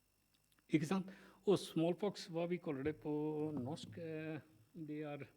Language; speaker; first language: Norwegian; non-native, fluent; Punjabi